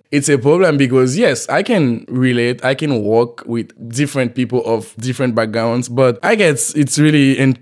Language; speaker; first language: English; non-native, fluent; Haitian Creole